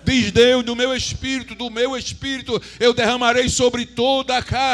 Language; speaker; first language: Portuguese; native; Portuguese